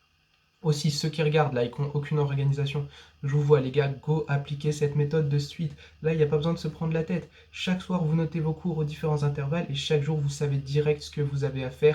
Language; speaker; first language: French; native; French